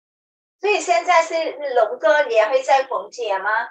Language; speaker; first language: Chinese; non-native, learner; Vietnamese